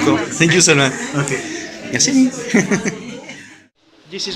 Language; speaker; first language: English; non-native, learner; French